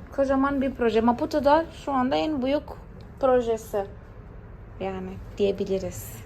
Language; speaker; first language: Turkish; native; Turkish